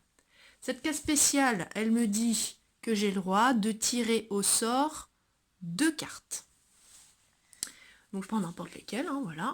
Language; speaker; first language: French; native; French